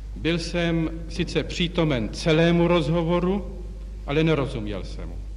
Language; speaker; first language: Czech; native; Czech